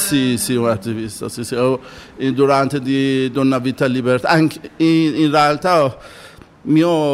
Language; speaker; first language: Italian; non-native, learner; Persian